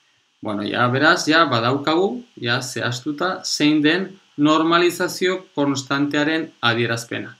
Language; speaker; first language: Basque; non-native, local second language; Spanish